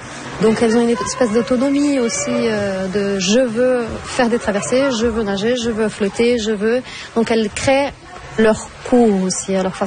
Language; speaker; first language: French; non-native, fluent; Portuguese